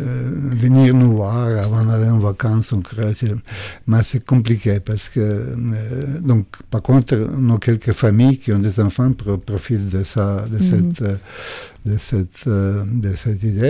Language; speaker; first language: French; non-native, fluent; Croatian